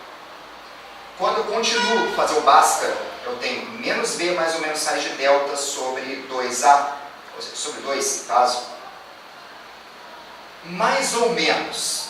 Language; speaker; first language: Portuguese; native; Portuguese